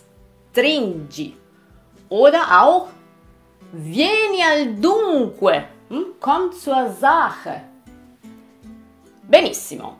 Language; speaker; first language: German; non-native, fluent; Italian